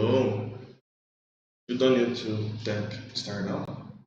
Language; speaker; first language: English; non-native, learner; Portuguese